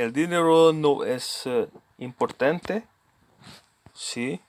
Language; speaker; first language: Spanish; non-native, learner; English